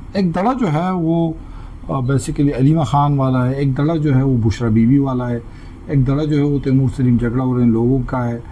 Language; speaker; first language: Urdu; non-native, local second language; Pashto